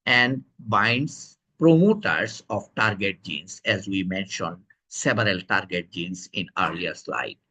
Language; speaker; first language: English; non-native, local second language; Bangla